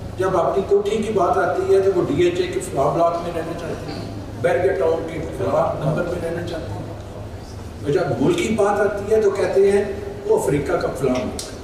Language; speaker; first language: Urdu; non-native, local second language; Punjabi